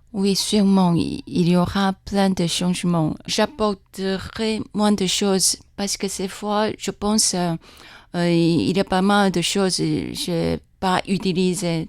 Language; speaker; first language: French; non-native, fluent; Chinese